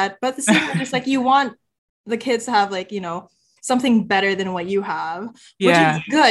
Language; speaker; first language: English; non-native, local second language; Filipino